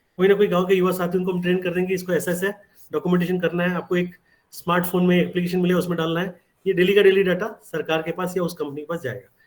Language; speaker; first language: Hindi; native; Hindi